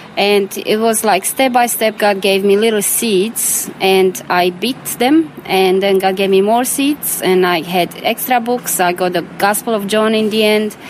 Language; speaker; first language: English; non-native, fluent; Romanian